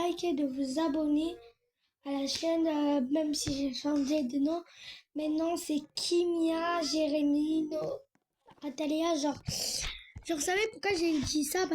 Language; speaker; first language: French; native; French